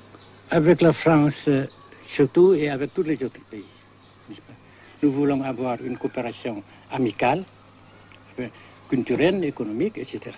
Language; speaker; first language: French; non-native, fluent; Vietnamese